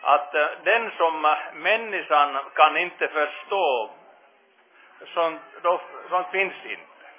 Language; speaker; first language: Swedish; non-native, fluent; Finnish